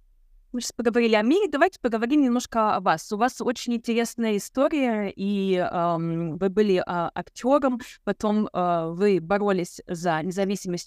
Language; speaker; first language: Russian; non-native, local second language; Ukrainian